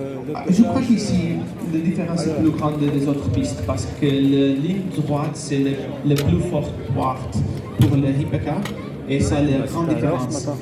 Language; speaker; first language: French; non-native, learner; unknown